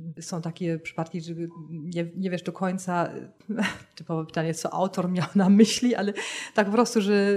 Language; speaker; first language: Polish; non-native, fluent; German